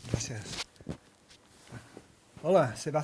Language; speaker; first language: Spanish; early bilingual, heritage; English